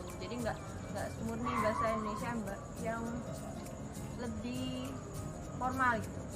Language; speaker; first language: Indonesian; non-native, local second language; Javanese